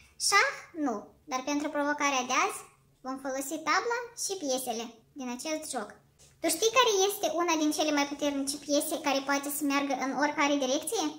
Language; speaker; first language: Romanian; native; Romanian